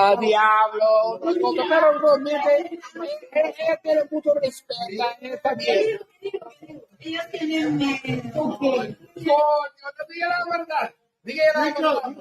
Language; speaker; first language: Spanish; non-native, learner; English